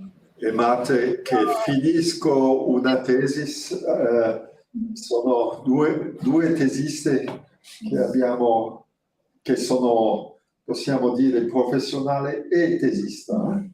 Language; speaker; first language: Italian; non-native, fluent; French